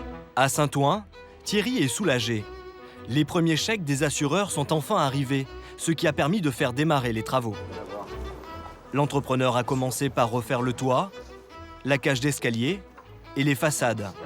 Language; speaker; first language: French; native; French